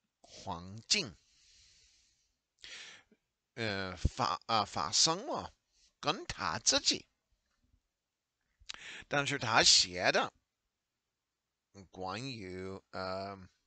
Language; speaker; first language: Chinese; non-native, learner; English